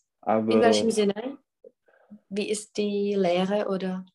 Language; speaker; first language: German; non-native, fluent; Czech